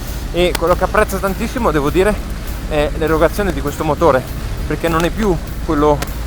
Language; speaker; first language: Italian; native; Italian